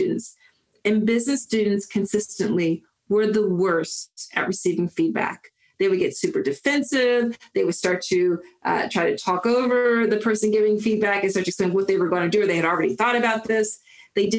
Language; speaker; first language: English; native; English